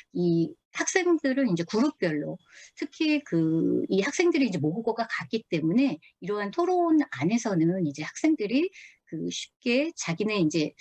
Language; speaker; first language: Korean; native; Korean